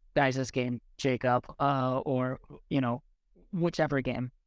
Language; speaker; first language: English; native; English